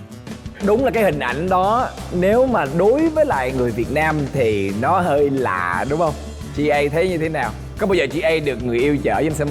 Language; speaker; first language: Vietnamese; native; Vietnamese